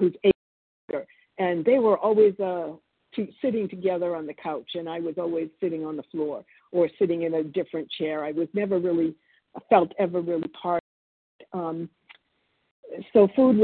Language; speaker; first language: English; early bilingual, other home language; Italian